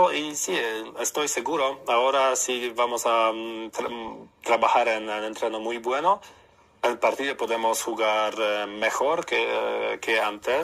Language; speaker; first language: Spanish; non-native, learner; Polish